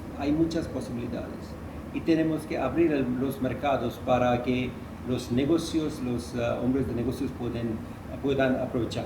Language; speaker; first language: Spanish; non-native, fluent; Hindi